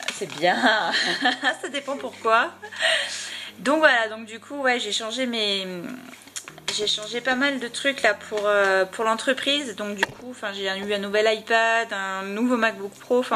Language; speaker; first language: French; native; French